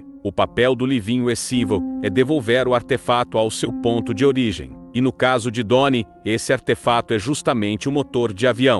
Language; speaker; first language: Portuguese; native; Portuguese